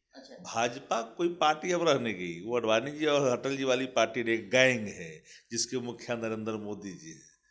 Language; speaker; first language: Hindi; native; Hindi